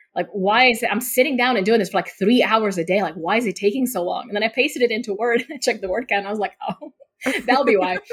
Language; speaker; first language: English; non-native, fluent; Slovak